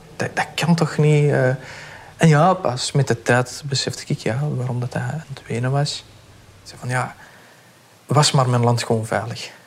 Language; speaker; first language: Dutch; early bilingual, other home language; Pashto